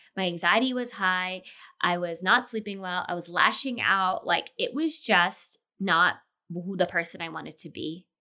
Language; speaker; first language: English; native; English